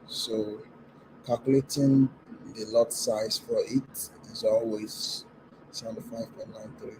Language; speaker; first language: English; non-native, local second language; Yoruba